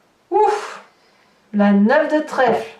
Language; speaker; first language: French; native; French